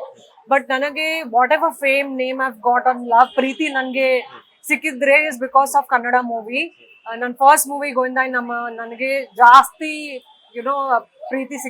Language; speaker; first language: Kannada; non-native, learner; Hindi